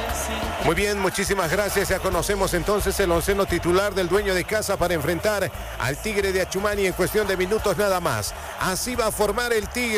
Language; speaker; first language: Spanish; native; Spanish